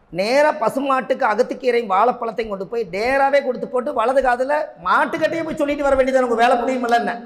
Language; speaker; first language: Tamil; native; Tamil